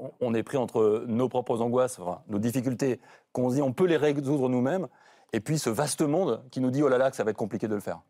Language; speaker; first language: French; native; French